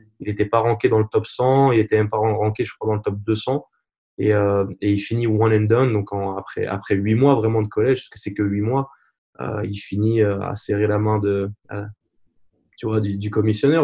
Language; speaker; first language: French; native; French